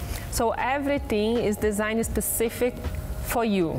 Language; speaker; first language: English; non-native, fluent; Portuguese